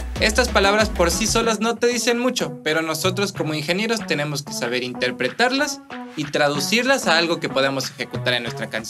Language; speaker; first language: Spanish; native; Spanish